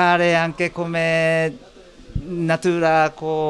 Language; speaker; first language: Italian; non-native, learner; Japanese